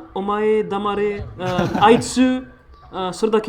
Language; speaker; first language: Japanese; non-native, learner; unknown